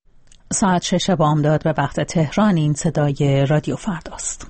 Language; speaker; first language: Persian; native; Persian